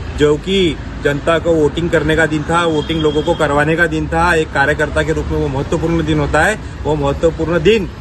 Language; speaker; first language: Hindi; non-native, local second language; Marathi